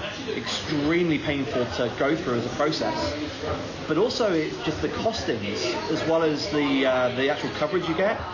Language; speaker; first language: English; native; English